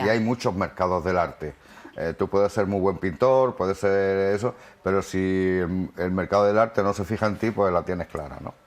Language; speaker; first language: Spanish; native; Spanish